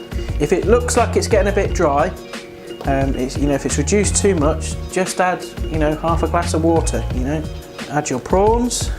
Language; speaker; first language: English; native; English